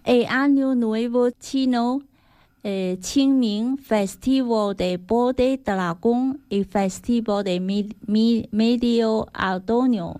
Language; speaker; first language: Spanish; non-native, learner; Chinese